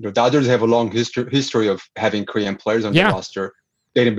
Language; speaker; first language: English; non-native, fluent; Korean